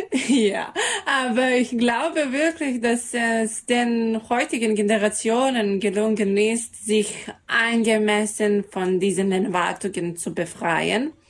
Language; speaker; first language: German; non-native, fluent; Serbian